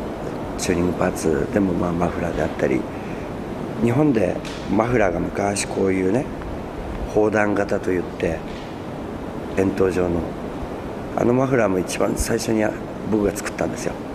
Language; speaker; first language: Japanese; native; Japanese